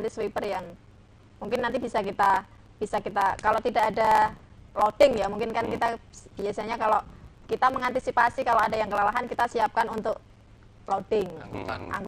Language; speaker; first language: Indonesian; native; Indonesian